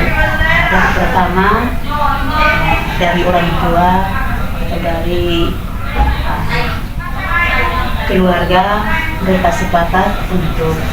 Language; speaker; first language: Indonesian; non-native, local second language; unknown